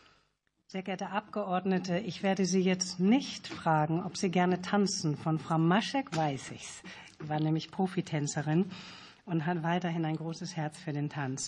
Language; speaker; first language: German; native; German